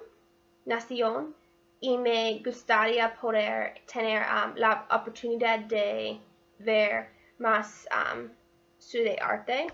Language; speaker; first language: Spanish; non-native, learner; English